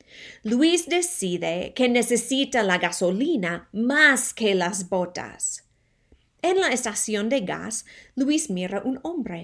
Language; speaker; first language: Spanish; non-native, fluent; English